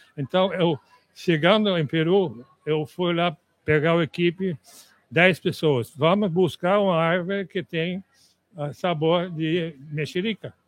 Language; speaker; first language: Portuguese; non-native, fluent; Dutch